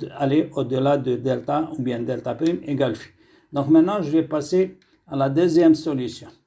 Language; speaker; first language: French; non-native, local second language; Arabic